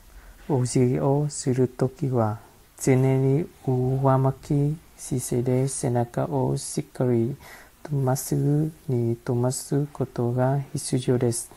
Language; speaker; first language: Japanese; non-native, learner; Vietnamese